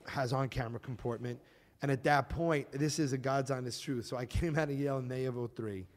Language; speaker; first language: English; native; English